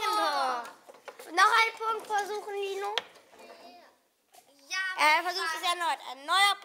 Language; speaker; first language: German; native; German